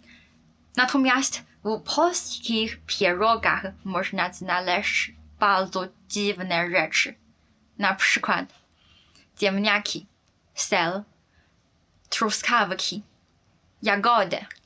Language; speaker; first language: Polish; non-native, fluent; Chinese